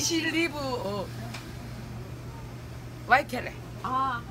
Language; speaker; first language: English; non-native, learner; Korean